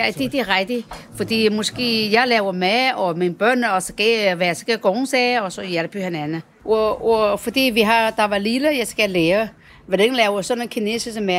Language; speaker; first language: Danish; non-native, learner; Chinese